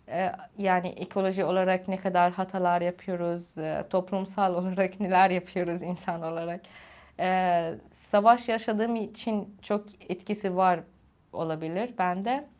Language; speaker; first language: Turkish; non-native, fluent; Arabic